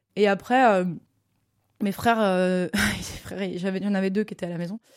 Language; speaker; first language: French; native; French